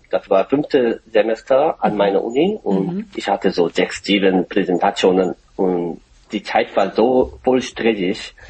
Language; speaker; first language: German; non-native, fluent; Korean